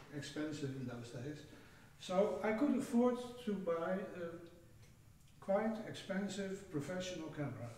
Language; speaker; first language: English; non-native, fluent; Dutch